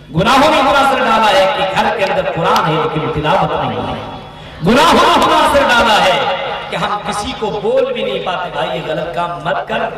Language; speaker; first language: Urdu; native; Urdu